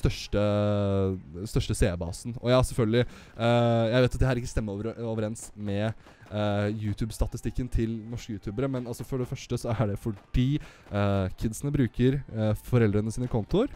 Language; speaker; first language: Norwegian; native; Norwegian